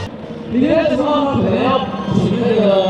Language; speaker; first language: Chinese; native; Chinese